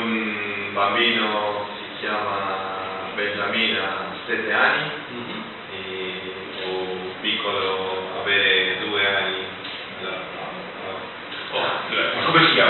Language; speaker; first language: Italian; non-native, learner; Spanish